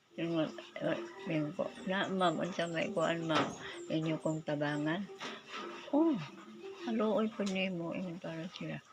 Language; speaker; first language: Cebuano; non-native, local second language; Hiligaynon